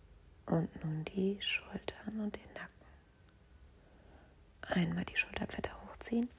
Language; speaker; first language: German; native; German